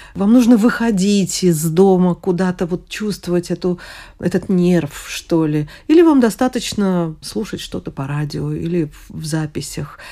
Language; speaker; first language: Russian; native; Russian